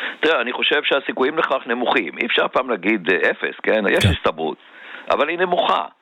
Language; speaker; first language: Hebrew; native; Hebrew